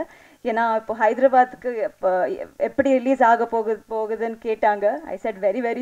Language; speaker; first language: Tamil; non-native, local second language; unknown